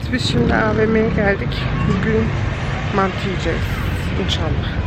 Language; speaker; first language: Turkish; early bilingual, other home language; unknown